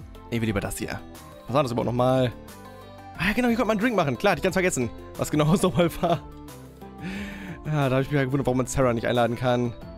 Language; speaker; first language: German; native; German